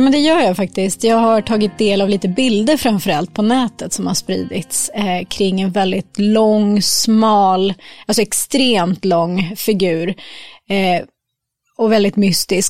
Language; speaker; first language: Swedish; native; Swedish